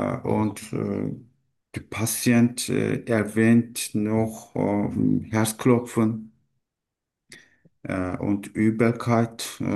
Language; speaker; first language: German; non-native, learner; Turkish